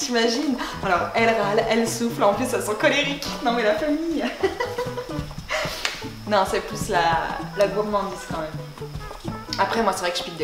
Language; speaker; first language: French; native; French